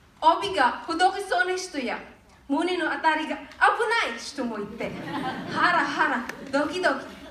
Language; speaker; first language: Japanese; non-native, learner; Filipino